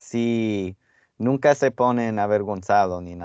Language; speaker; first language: Spanish; non-native, fluent; English